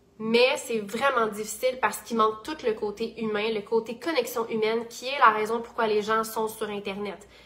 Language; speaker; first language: French; native; French